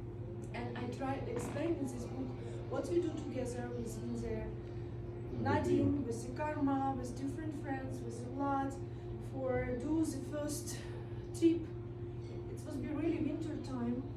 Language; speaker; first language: English; non-native, learner; Russian